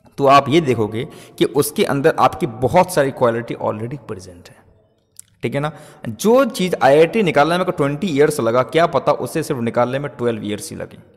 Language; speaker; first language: Hindi; native; Hindi